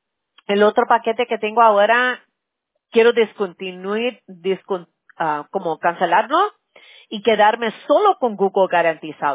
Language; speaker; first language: Spanish; early bilingual, heritage; Spanish